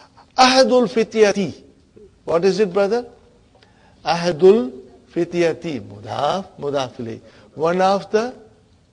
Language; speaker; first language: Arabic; non-native, fluent; Urdu